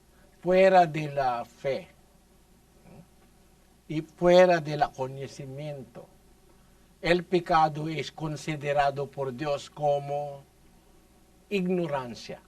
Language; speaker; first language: Spanish; non-native, learner; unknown